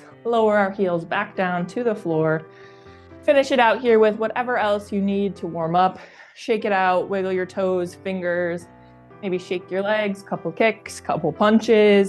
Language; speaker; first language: English; native; English